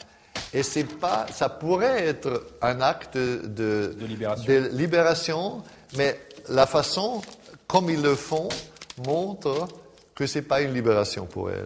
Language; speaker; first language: French; non-native, fluent; German